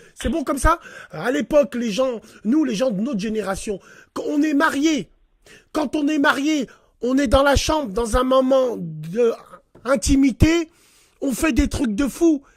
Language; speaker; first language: French; early bilingual, other home language; Arabic